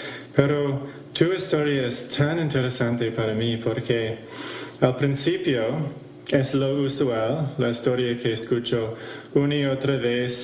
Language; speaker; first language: Spanish; non-native, fluent; English